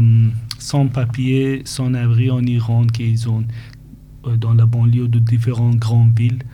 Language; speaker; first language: French; non-native, fluent; Persian